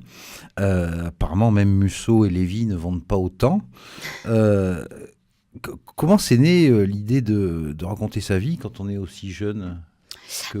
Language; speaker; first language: French; native; French